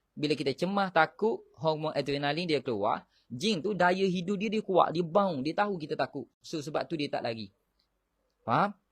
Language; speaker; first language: Malay; native; Malay